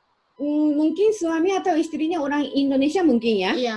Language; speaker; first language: Indonesian; non-native, fluent; Japanese